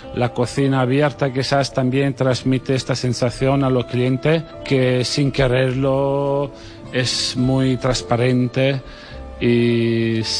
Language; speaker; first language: Spanish; non-native, fluent; Italian